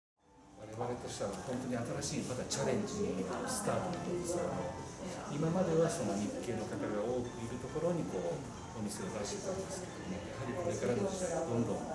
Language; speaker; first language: Japanese; native; Japanese